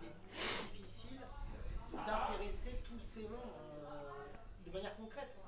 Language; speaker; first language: French; native; French